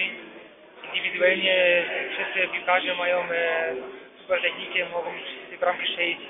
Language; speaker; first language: Polish; early bilingual, heritage; Polish